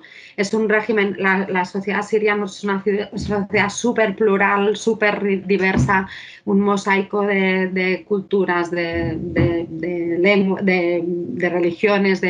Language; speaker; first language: Spanish; native; Spanish